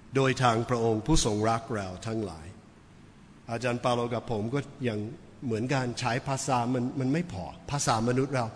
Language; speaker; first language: Thai; non-native, fluent; English